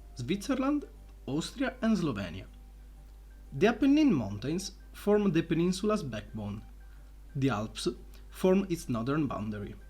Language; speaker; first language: English; non-native, fluent; Italian